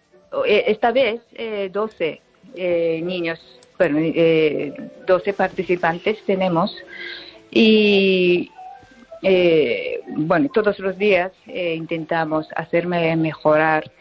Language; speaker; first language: Spanish; non-native, learner; Japanese